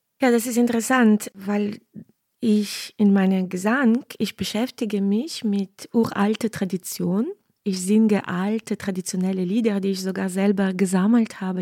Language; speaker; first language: German; non-native, fluent; Ukrainian